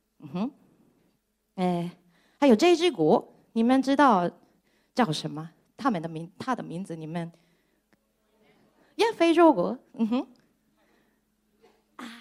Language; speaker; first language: Chinese; non-native, fluent; Japanese